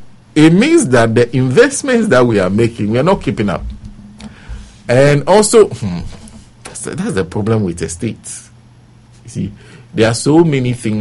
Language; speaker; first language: English; non-native, local second language; Ewe